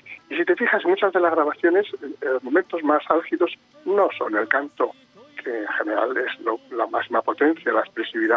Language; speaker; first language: Spanish; native; Spanish